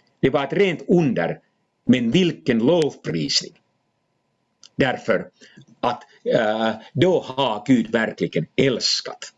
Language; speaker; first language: Swedish; non-native, fluent; Finnish